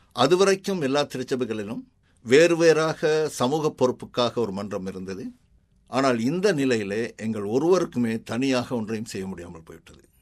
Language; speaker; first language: Tamil; native; Tamil